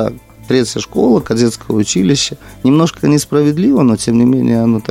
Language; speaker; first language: Russian; native; Russian